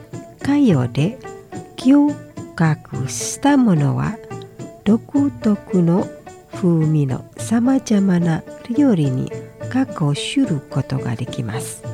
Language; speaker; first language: Japanese; non-native, fluent; Indonesian